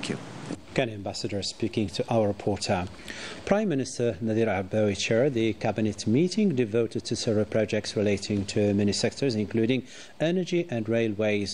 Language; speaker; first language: English; non-native, fluent; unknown